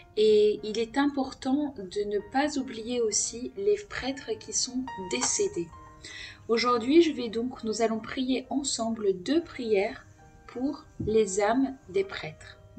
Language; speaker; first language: French; native; French